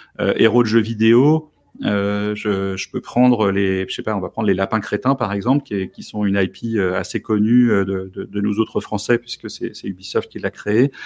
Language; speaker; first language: French; native; French